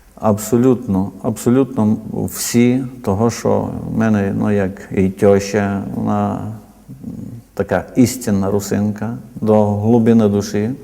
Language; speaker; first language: Ukrainian; native; Ukrainian